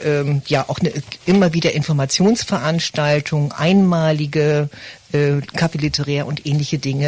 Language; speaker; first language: German; native; German